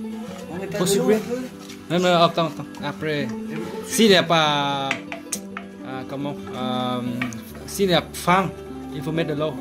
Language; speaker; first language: French; non-native, learner; Vietnamese